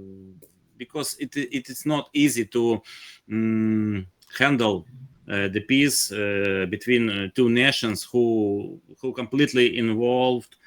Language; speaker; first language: English; non-native, fluent; Ukrainian